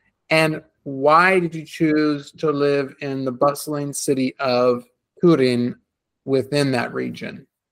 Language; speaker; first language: English; native; English